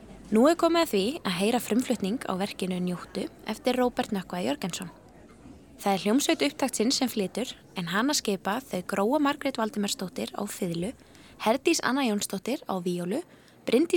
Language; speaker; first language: Icelandic; native; Icelandic